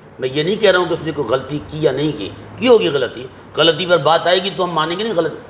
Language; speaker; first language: Urdu; native; Urdu